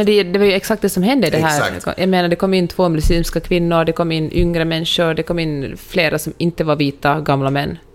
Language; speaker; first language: Swedish; native; Swedish